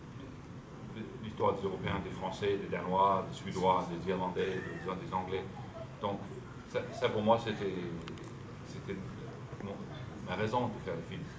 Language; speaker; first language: French; non-native, fluent; Danish